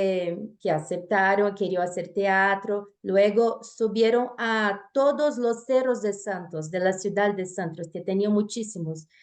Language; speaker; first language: Spanish; non-native, fluent; Portuguese